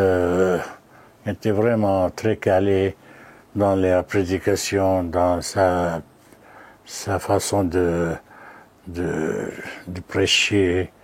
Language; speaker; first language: French; non-native, fluent; Arabic